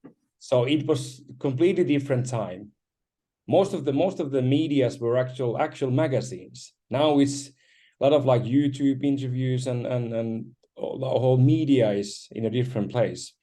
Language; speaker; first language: English; non-native, fluent; Finnish